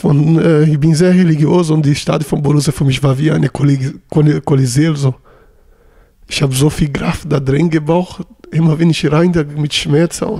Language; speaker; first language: German; non-native, learner; Portuguese